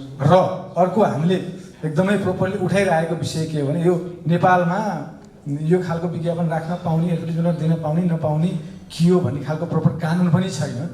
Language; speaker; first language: Nepali; native; Nepali